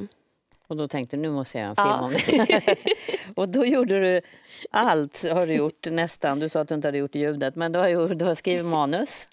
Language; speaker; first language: Swedish; native; Swedish